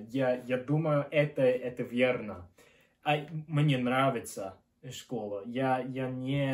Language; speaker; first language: Russian; non-native, learner; English